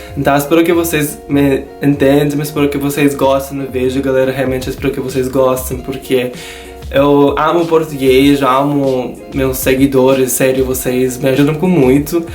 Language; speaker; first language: Portuguese; non-native, learner; English